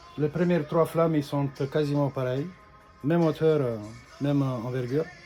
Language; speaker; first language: French; non-native, fluent; Romanian